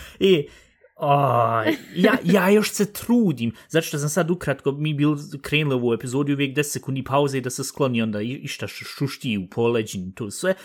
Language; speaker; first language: Bosnian; early bilingual, heritage; Bosnian